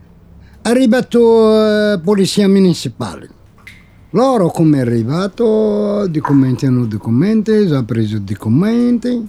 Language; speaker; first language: Italian; non-native, learner; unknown